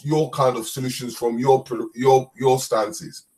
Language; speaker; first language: English; native; English